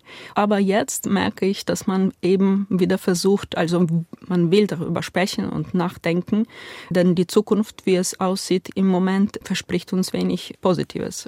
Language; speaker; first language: German; non-native, fluent; Ukrainian